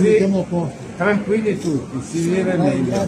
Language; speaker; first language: Italian; native; Italian